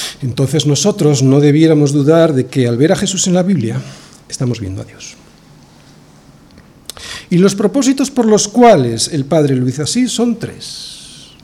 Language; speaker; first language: Spanish; native; Spanish